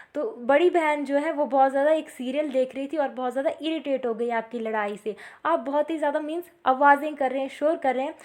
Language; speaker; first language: Hindi; native; Hindi